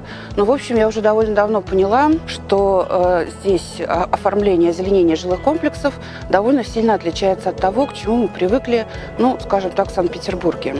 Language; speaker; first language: Russian; native; Russian